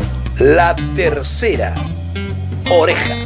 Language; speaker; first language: Spanish; native; Spanish